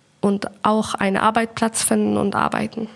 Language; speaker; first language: German; non-native, learner; Persian